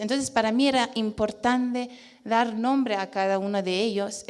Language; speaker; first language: Spanish; non-native, fluent; Persian